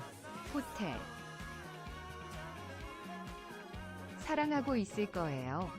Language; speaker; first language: Korean; non-native, learner; English